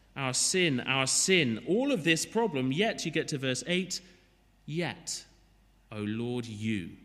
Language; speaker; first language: English; native; English